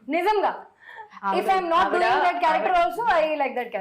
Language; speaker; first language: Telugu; non-native, learner; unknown